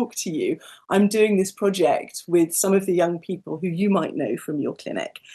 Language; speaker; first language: English; native; English